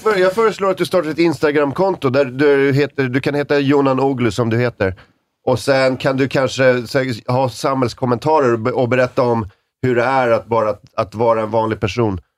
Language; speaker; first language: Swedish; native; Swedish